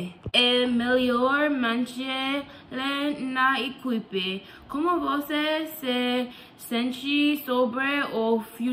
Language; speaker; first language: Portuguese; non-native, learner; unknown